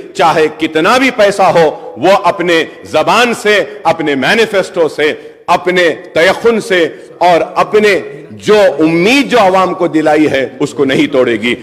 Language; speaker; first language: Urdu; native; Urdu